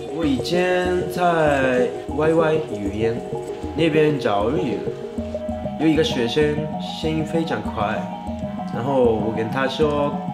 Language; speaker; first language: Chinese; non-native, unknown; Japanese